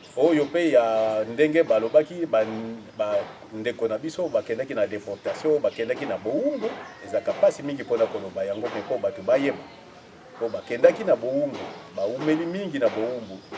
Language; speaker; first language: Lingala; non-native, local second language; Kongo